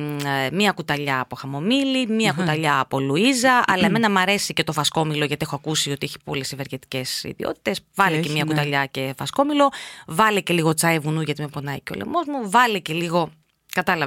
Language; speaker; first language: Greek; native; Greek